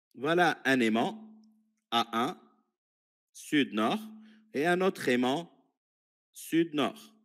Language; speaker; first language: French; non-native, local second language; Arabic